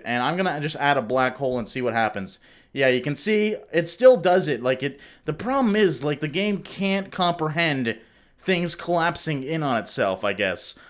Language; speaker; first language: English; native; English